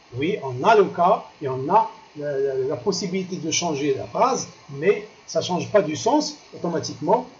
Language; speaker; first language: French; non-native, local second language; Arabic